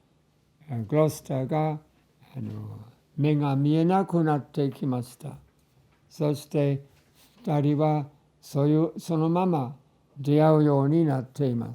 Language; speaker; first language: Japanese; non-native, fluent; English